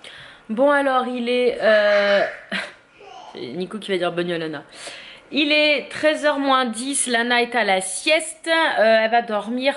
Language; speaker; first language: French; native; French